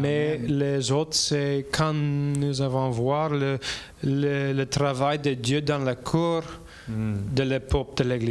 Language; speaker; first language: French; non-native, learner; English